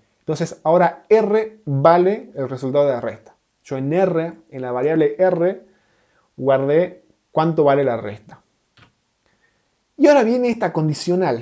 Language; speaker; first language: Spanish; native; Spanish